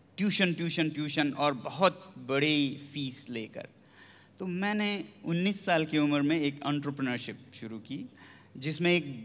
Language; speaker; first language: Hindi; non-native, local second language; Ladakhi